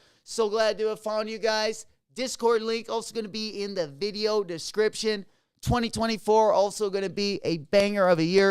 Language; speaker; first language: English; native; English